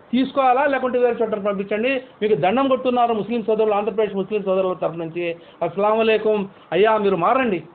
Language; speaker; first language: Telugu; non-native, local second language; Urdu